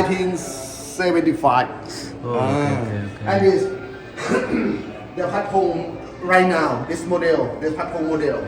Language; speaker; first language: English; non-native, learner; Thai